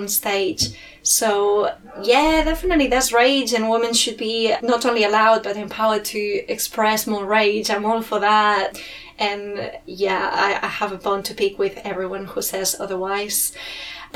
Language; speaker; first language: English; non-native, fluent; Spanish